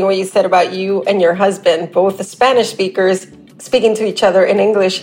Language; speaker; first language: English; native; English